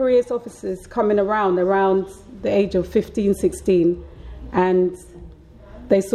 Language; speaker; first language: English; early bilingual, other home language; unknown